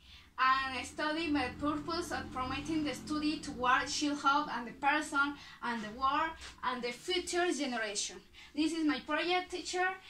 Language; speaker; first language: English; non-native, learner; Spanish